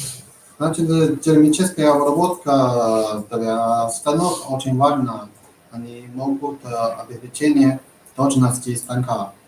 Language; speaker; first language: Russian; non-native, learner; Chinese